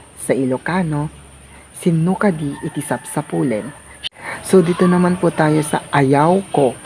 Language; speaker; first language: Filipino; non-native, local second language; Iloko